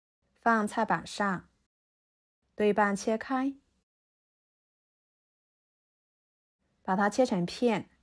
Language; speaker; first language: Chinese; native; Chinese